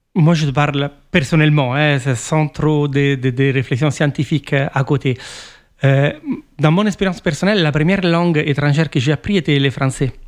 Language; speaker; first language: French; non-native, fluent; Italian